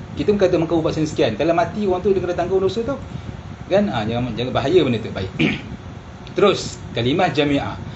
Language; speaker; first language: Malay; early bilingual, heritage; Malay